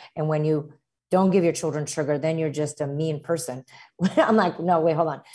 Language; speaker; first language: English; early bilingual, other home language; Romanian